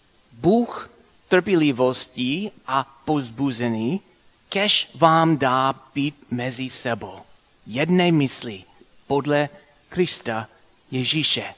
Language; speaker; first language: Czech; non-native, fluent; English